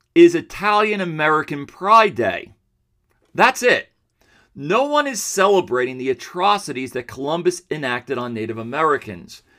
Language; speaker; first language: English; early bilingual, other home language; Italian